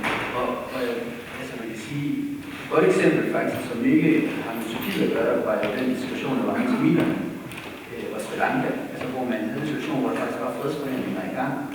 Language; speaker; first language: Danish; native; Danish